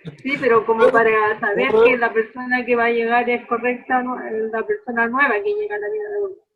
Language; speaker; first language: Spanish; native; Spanish